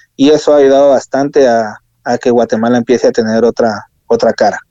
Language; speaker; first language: Spanish; native; Spanish